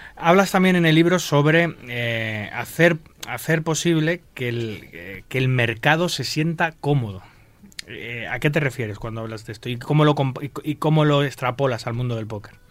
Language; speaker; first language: Spanish; native; Spanish